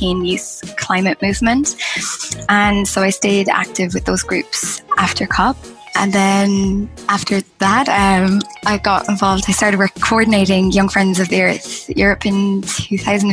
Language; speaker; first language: English; native; English